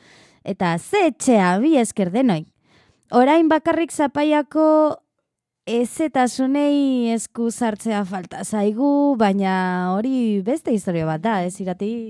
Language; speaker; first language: Basque; non-native, learner; Spanish